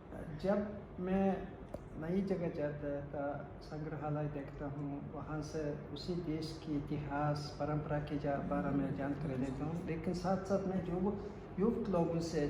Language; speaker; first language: Hindi; non-native, fluent; Mongolian